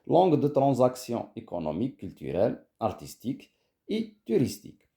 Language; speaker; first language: French; non-native, local second language; Arabic